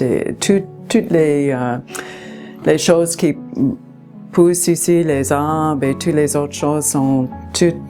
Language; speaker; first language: French; non-native, local second language; English